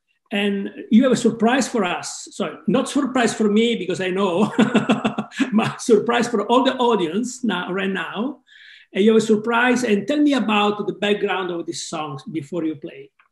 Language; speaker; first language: English; non-native, fluent; Italian